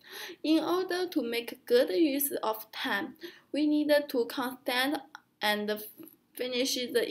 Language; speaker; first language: English; non-native, learner; Chinese